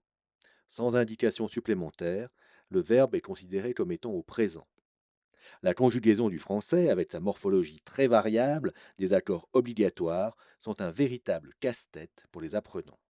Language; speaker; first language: French; native; French